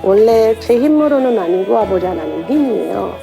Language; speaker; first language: Korean; non-native, learner; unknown